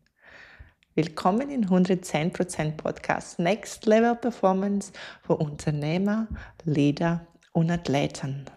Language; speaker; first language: German; non-native, fluent; Latvian